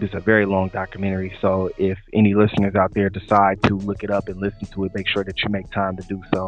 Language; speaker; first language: English; native; English